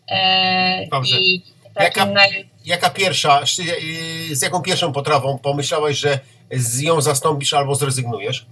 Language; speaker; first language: Polish; native; Polish